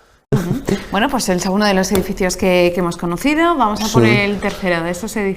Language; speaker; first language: Spanish; native; Spanish